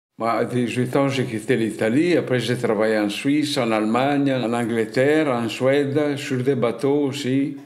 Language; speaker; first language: French; non-native, fluent; Italian